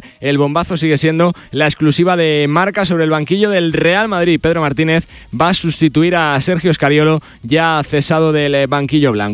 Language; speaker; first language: Spanish; native; Spanish